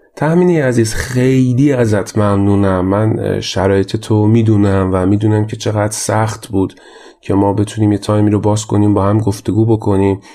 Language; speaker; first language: Persian; native; Persian